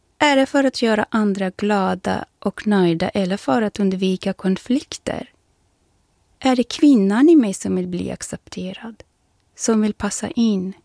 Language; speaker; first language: Swedish; non-native, fluent; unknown